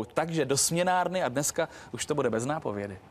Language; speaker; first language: Czech; native; Czech